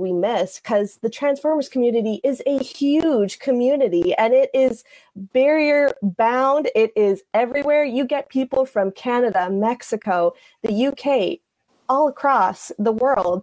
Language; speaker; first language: English; native; English